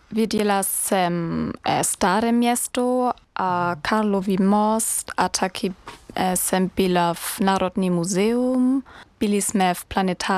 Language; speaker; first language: Czech; non-native, learner; German